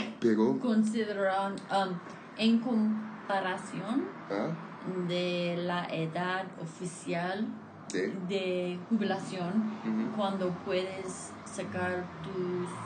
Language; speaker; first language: Spanish; non-native, fluent; English